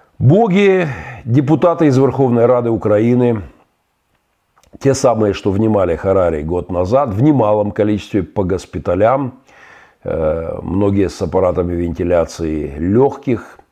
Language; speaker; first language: Russian; native; Russian